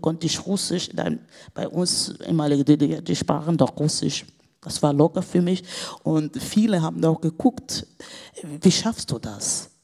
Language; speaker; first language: German; non-native, fluent; Portuguese